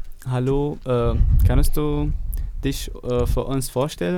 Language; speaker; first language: German; non-native, learner; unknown